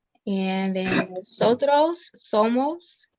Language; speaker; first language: Spanish; non-native, learner; English